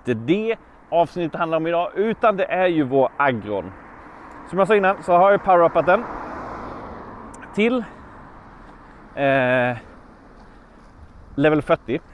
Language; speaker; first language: Swedish; native; Swedish